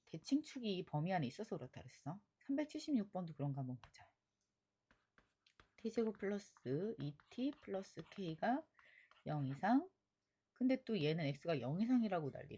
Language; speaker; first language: Korean; native; Korean